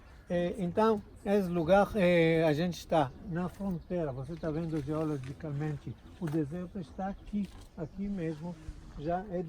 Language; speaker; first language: Portuguese; non-native, fluent; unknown